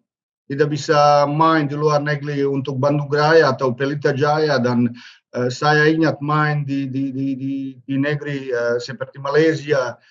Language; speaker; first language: Indonesian; non-native, learner; Serbian